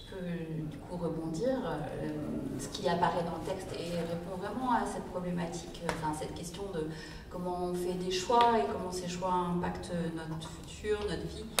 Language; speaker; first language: French; native; French